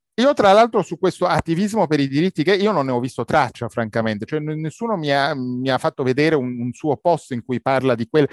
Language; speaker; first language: Italian; non-native, fluent; Arabic